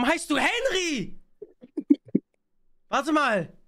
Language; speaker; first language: German; native; German